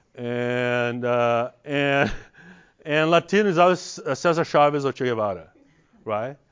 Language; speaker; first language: English; non-native, fluent; Portuguese